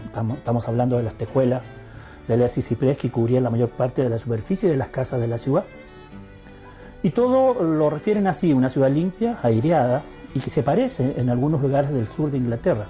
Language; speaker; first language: Spanish; native; Spanish